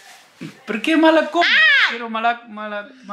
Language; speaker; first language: Spanish; non-native, local second language; Russian